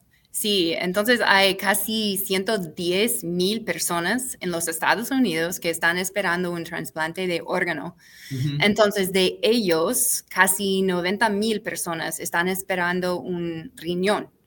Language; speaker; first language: Spanish; non-native, fluent; English